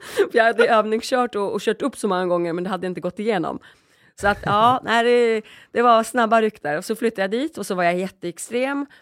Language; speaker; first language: Swedish; early bilingual, other home language; Polish